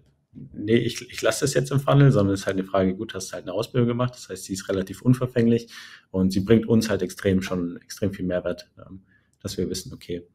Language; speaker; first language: German; native; German